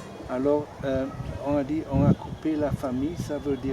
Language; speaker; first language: French; non-native, fluent; German